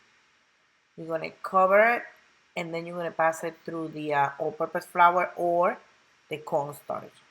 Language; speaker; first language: English; non-native, local second language; Spanish